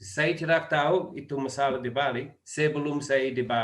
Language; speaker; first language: Indonesian; non-native, learner; English